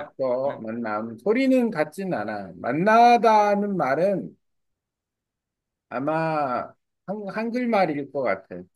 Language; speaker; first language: Korean; non-native, learner; Vietnamese